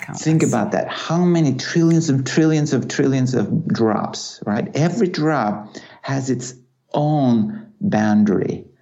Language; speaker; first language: English; non-native, fluent; Turkish